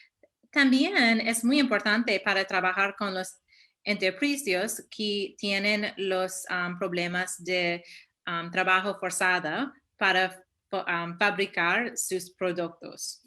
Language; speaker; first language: Spanish; early bilingual, heritage; Spanish